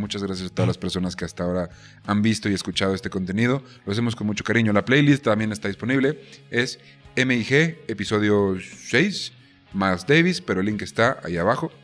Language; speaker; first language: Spanish; native; Spanish